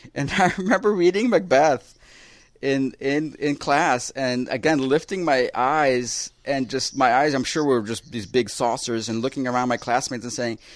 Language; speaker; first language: English; early bilingual, other home language; Russian